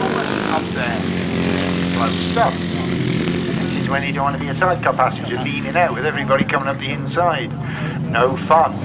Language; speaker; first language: English; native; English